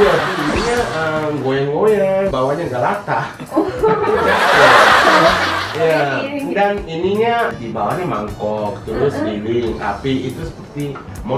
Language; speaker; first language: Indonesian; non-native, fluent; Japanese